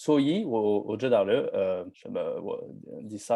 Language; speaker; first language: Chinese; non-native, learner; French